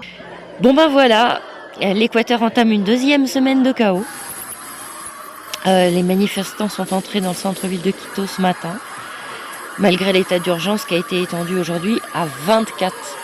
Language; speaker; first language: French; native; French